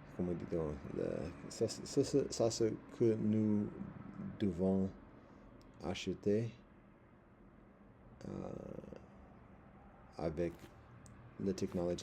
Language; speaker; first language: French; non-native, learner; English